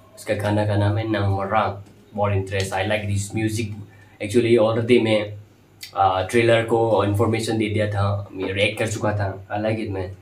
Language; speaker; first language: Hindi; non-native, local second language; Kok Borok